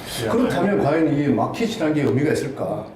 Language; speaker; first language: Korean; native; Korean